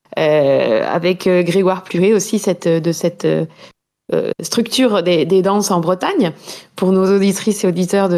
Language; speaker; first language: French; native; French